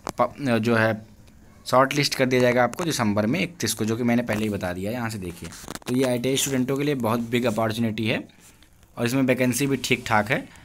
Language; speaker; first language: Hindi; native; Hindi